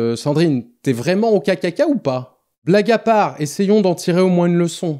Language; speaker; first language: French; native; French